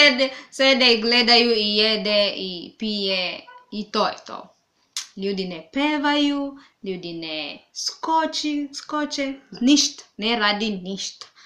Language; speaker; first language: Serbian; non-native, learner; Swahili